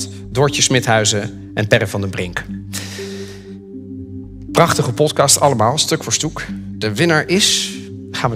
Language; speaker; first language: Dutch; native; Dutch